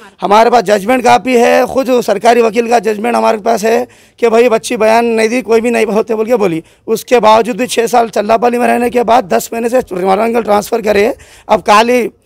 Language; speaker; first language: Hindi; non-native, local second language; Urdu